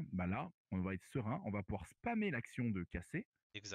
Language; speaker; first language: French; native; French